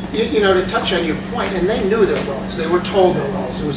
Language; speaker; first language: English; native; English